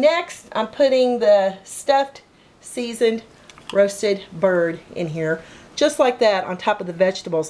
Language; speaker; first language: English; native; English